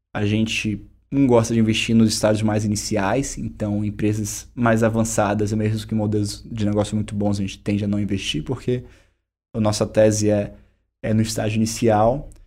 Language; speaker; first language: Portuguese; native; Portuguese